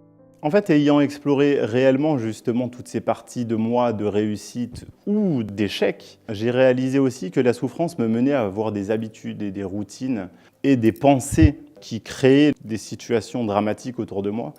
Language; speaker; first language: French; native; French